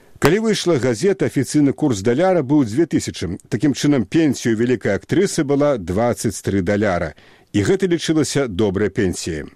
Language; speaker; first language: Belarusian; native; Belarusian